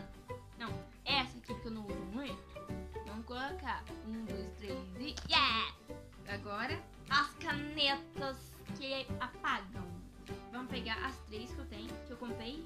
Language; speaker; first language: Portuguese; early bilingual, heritage; Portuguese